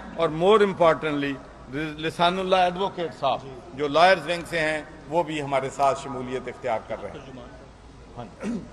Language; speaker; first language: Urdu; non-native, local second language; Punjabi